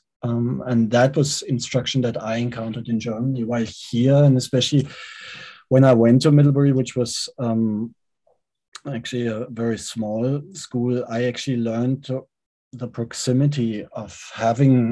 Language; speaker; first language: English; non-native, fluent; German